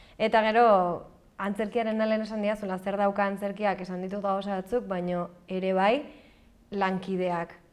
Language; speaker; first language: Basque; native; Basque